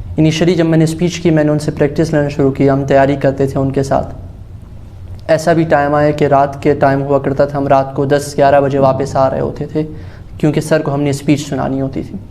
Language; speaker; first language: Urdu; non-native, local second language; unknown